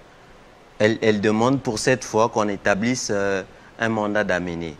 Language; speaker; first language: French; non-native, local second language; Lingala